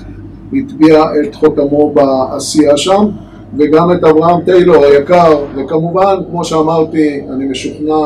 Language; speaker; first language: Hebrew; native; Hebrew